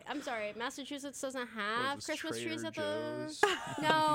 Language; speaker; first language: English; native; English